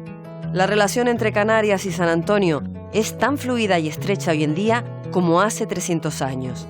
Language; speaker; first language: Spanish; native; Spanish